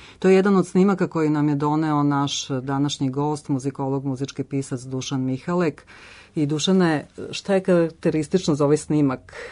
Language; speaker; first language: Serbian; native; Serbian